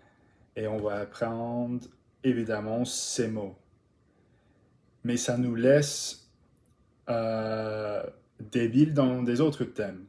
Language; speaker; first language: French; non-native, learner; English